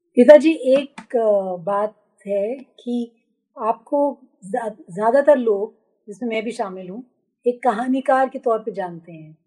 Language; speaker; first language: Hindi; native; Hindi